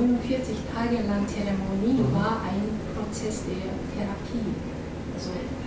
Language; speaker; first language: German; non-native, learner; Korean